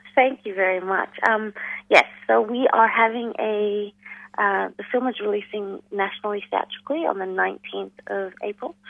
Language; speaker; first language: English; non-native, local second language; Hindi